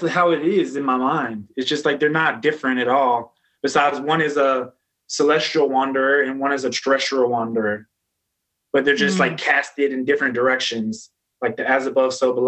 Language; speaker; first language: English; native; English